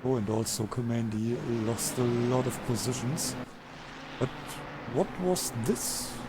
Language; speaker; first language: English; non-native, fluent; German